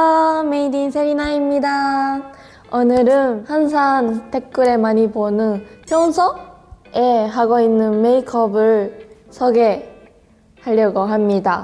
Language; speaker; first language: Korean; non-native, fluent; Japanese